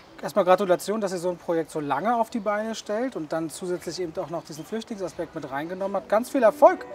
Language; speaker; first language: German; native; German